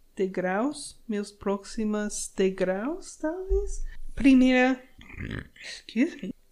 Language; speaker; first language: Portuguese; non-native, learner; English